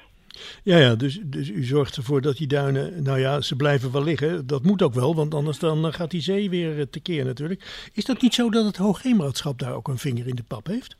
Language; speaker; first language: Dutch; native; Dutch